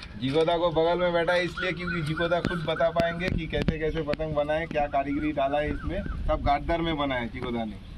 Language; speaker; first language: Hindi; non-native, local second language; Bangla